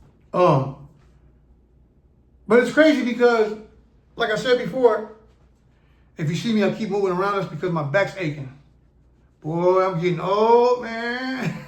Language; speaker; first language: English; native; English